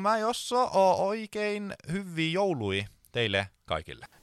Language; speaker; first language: Norwegian; non-native, fluent; Finnish